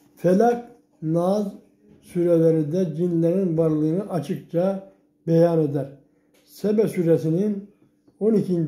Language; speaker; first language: Turkish; native; Turkish